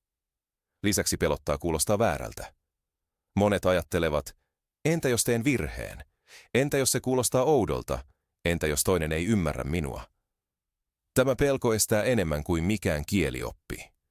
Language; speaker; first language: Finnish; non-native, fluent; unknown